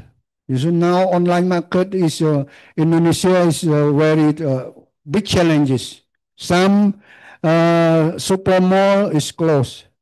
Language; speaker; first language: English; non-native, learner; Khmer